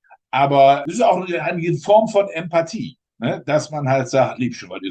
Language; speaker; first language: German; native; German